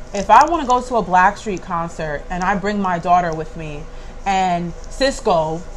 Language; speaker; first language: English; native; English